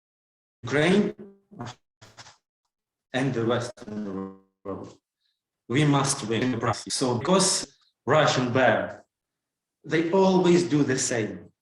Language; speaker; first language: English; non-native, learner; Ukrainian